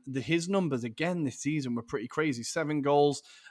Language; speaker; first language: English; native; English